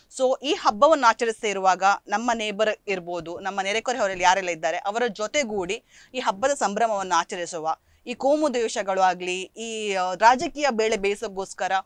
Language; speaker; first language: Kannada; non-native, local second language; Konkani